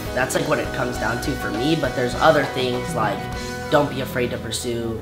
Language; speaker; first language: English; native; English